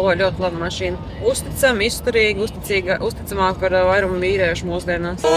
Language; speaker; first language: Latvian; native; Latvian